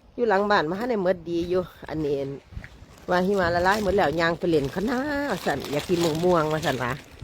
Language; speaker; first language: Thai; native; Thai